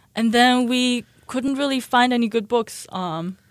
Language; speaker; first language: English; early bilingual, other home language; Chinese